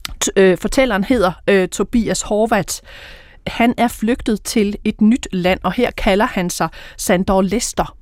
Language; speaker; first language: Danish; native; Danish